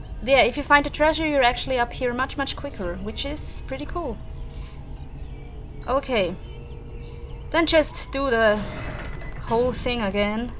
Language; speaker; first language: English; non-native, fluent; German